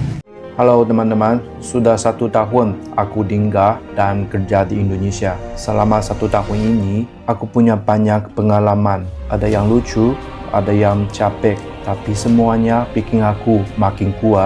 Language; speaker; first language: Indonesian; non-native, learner; Chinese